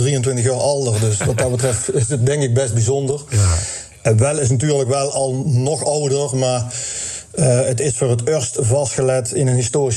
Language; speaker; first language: Dutch; native; Dutch